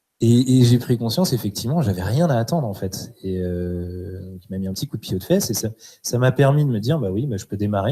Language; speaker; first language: French; native; French